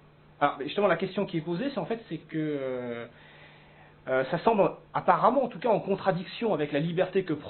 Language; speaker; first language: French; native; French